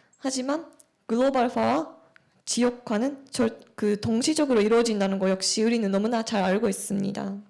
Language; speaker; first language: Korean; early bilingual, heritage; Japanese